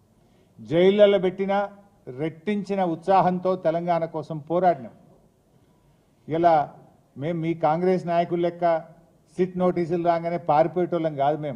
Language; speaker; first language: Telugu; native; Telugu